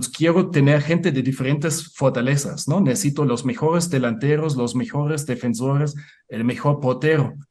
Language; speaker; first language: Spanish; non-native, fluent; German